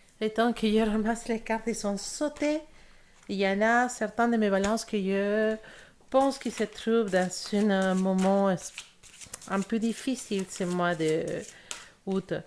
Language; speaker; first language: French; non-native, fluent; Spanish